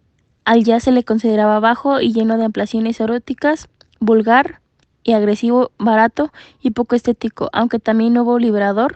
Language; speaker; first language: Spanish; native; Spanish